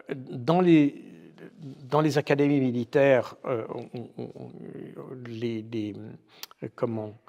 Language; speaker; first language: French; native; French